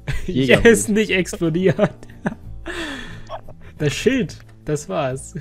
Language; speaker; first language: German; native; German